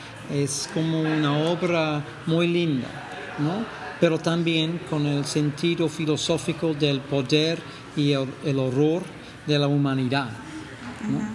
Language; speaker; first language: Spanish; non-native, fluent; English